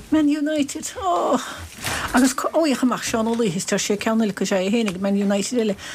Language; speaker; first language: Irish; native; Irish